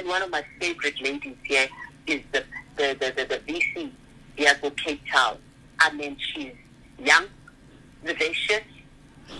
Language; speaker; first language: English; non-native, local second language; Zulu